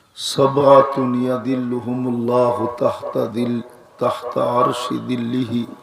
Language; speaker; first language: Arabic; non-native, fluent; Bangla